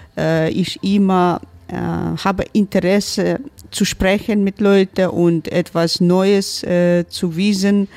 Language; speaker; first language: German; non-native, learner; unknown